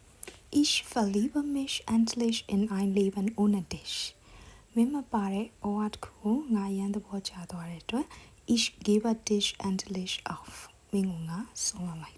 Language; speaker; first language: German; non-native, fluent; Burmese